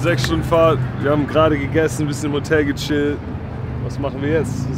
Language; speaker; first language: German; native; German